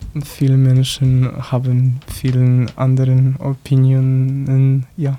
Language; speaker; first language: German; non-native, learner; Polish